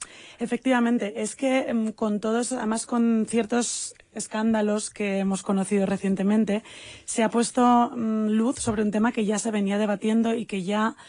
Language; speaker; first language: Spanish; native; Spanish